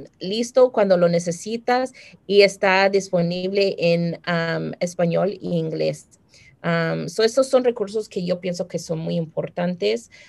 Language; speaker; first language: Spanish; early bilingual, heritage; Spanish